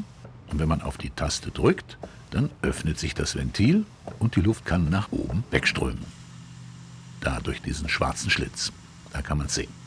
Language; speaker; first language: German; native; German